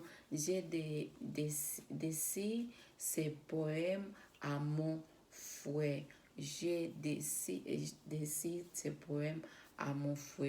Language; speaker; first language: French; non-native, learner; Spanish